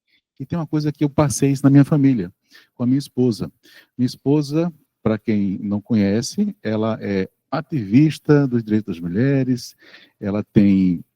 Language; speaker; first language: Portuguese; native; Portuguese